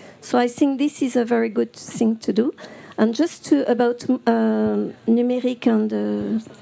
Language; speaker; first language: English; non-native, learner; French